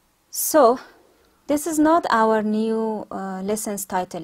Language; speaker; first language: English; non-native, fluent; Persian